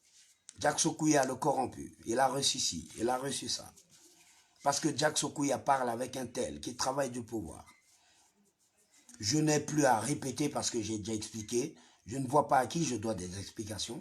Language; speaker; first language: French; non-native, local second language; Lingala